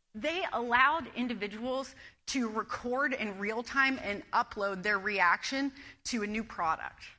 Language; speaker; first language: English; native; English